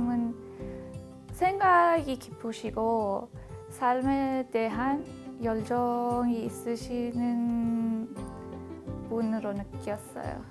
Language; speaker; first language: Korean; non-native, fluent; Persian